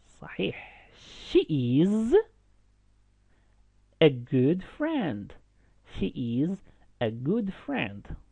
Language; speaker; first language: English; non-native, fluent; Arabic